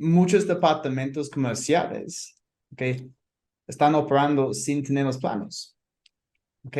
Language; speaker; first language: Spanish; non-native, fluent; English